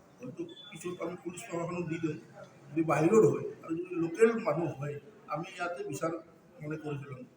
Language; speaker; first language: Assamese; native; Assamese